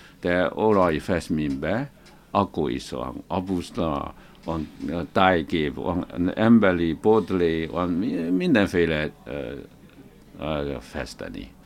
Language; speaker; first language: Hungarian; non-native, learner; Chinese